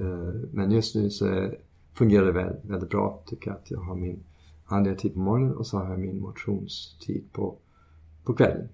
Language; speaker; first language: Swedish; early bilingual, heritage; Swedish